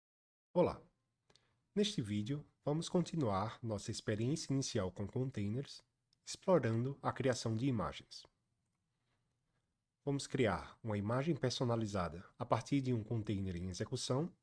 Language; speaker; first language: Portuguese; native; Portuguese